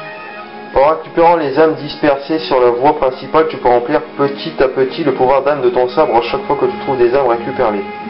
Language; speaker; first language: French; native; French